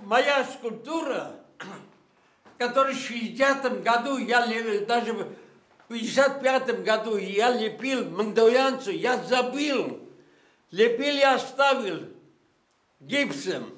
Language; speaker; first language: Russian; non-native, local second language; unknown